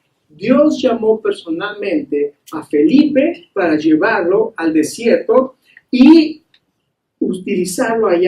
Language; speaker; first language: Spanish; native; Spanish